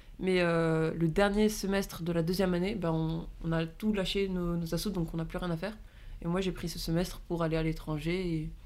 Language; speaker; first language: French; non-native, local second language; Arabic